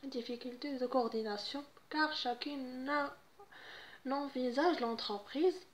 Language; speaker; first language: French; non-native, local second language; Arabic